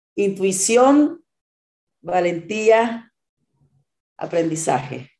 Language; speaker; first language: Spanish; native; Spanish